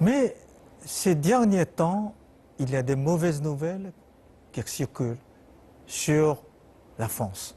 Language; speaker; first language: French; non-native, fluent; Chinese